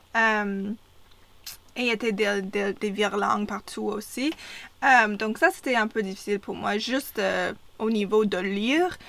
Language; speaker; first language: French; non-native, fluent; English